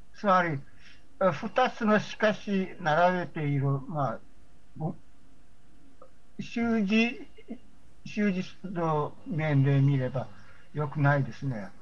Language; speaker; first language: Japanese; non-native, fluent; Chinese